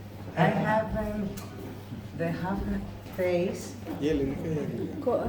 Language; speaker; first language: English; non-native, learner; Greek